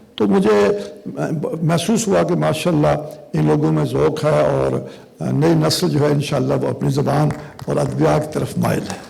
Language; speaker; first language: Urdu; non-native, local second language; Kashmiri